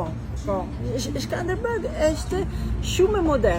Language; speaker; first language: Albanian; non-native, learner; Italian